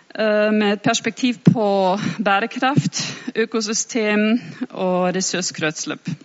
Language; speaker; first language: Norwegian; non-native, fluent; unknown